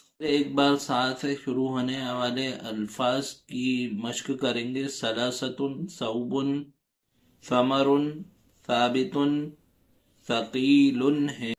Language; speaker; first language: Urdu; native; Urdu